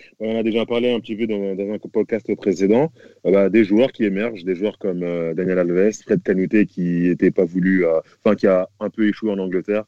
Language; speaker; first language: French; native; French